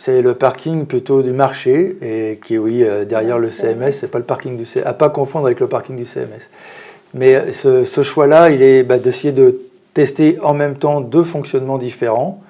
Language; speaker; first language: French; native; French